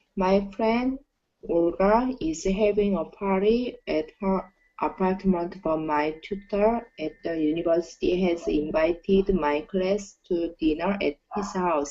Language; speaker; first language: English; non-native, learner; Korean